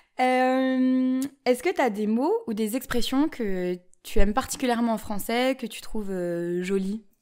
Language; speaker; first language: French; native; French